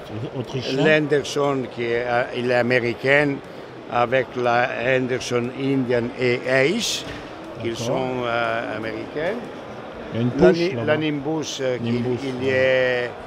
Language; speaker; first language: French; non-native, learner; Italian